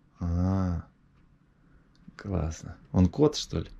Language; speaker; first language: Russian; native; Russian